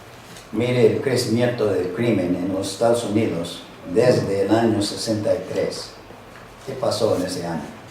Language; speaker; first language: Spanish; non-native, fluent; English